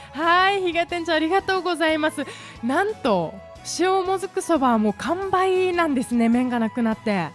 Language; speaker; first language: Japanese; native; Japanese